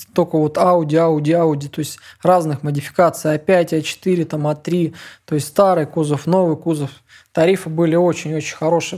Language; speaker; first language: Russian; native; Russian